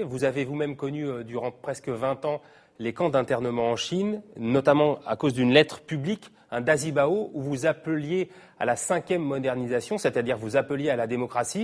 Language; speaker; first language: French; native; French